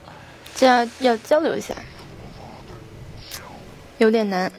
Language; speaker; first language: Chinese; native; Chinese